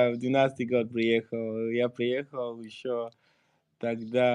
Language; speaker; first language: Russian; non-native, fluent; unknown